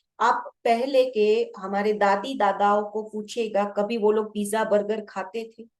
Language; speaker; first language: Hindi; non-native, local second language; Gujarati